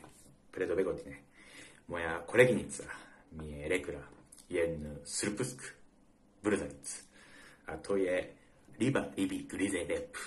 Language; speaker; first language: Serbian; non-native, learner; Japanese